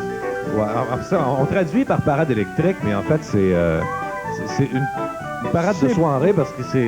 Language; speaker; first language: French; native; French